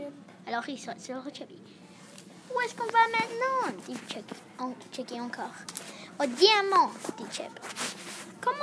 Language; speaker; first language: French; non-native, learner; English